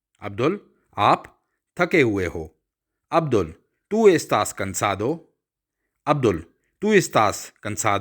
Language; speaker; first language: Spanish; non-native, fluent; Urdu